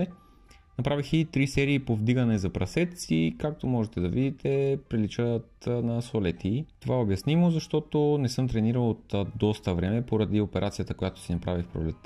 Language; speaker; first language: Bulgarian; native; Bulgarian